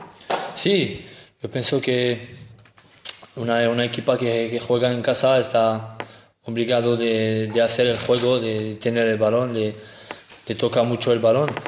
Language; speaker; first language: Spanish; non-native, learner; French